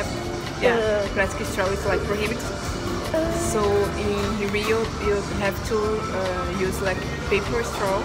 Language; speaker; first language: English; non-native, fluent; Portuguese